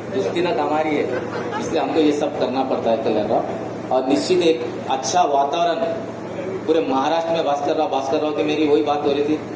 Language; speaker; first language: Hindi; non-native, local second language; Marathi